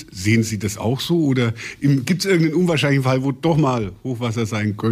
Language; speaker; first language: German; native; German